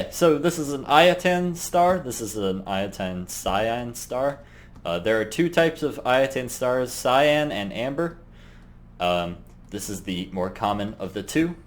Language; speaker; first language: English; native; English